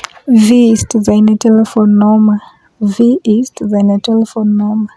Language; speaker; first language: German; non-native, learner; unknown